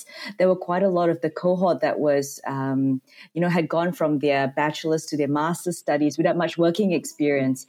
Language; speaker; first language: English; non-native, local second language; Cantonese